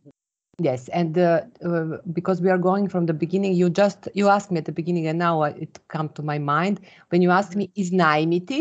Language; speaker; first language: English; non-native, fluent; Serbian